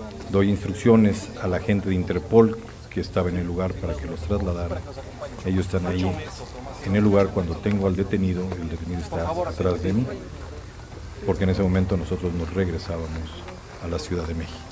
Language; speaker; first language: Spanish; native; Spanish